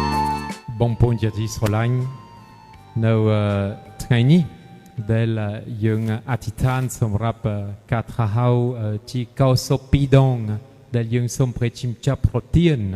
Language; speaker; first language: Khmer; non-native, fluent; French